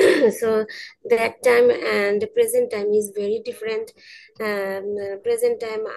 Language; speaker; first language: English; non-native, learner; Bangla